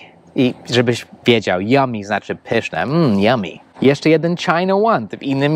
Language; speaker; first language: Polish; non-native, fluent; English